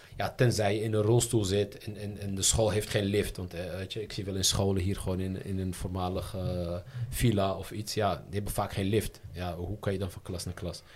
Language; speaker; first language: Dutch; early bilingual, other home language; Riffian